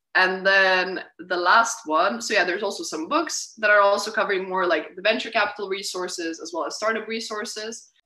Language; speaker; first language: English; non-native, fluent; Lithuanian